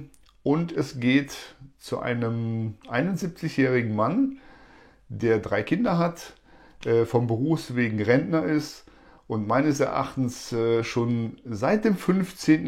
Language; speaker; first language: German; native; German